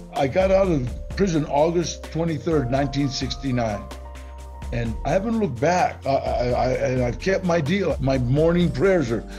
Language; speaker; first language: English; native; English